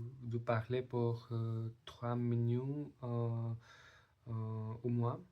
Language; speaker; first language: French; non-native, learner; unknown